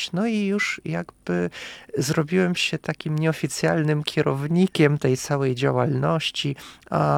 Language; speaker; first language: Polish; non-native, fluent; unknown